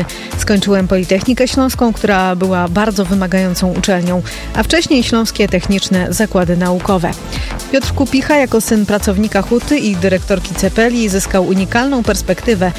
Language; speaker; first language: Polish; native; Polish